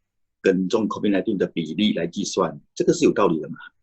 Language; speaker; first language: Chinese; native; Chinese